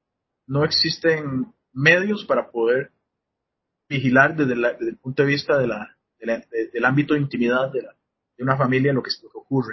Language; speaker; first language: Spanish; native; Spanish